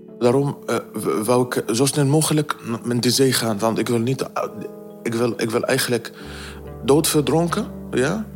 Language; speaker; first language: Dutch; non-native, learner; Arabic